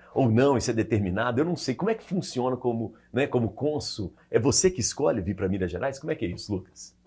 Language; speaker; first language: Portuguese; native; Portuguese